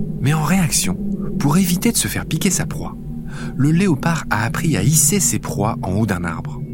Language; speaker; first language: French; native; French